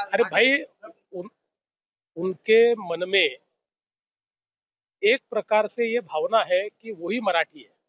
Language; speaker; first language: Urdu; non-native, local second language; Marathi